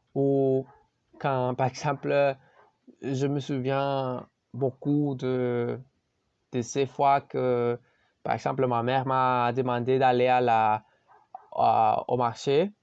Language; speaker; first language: French; non-native, learner; Spanish